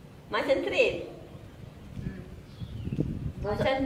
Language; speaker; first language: Korean; non-native, learner; Malay